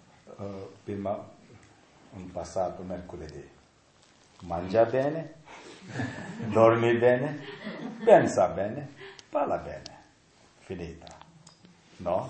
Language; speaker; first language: Italian; non-native, learner; Tibetan